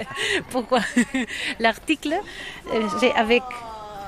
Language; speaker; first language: French; non-native, learner; Catalan